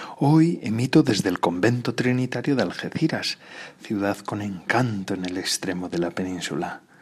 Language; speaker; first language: Spanish; native; Spanish